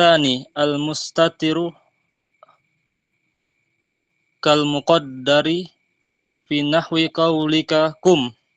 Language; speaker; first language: Arabic; non-native, learner; Indonesian